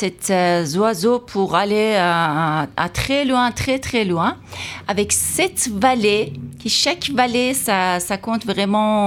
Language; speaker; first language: French; non-native, fluent; Persian